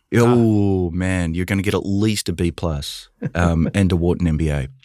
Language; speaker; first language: English; native; English